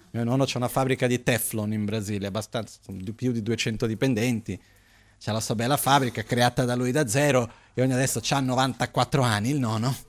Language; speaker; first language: Italian; non-native, fluent; Portuguese